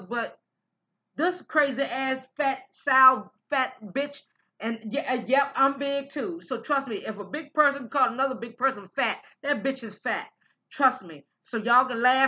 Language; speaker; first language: English; native; English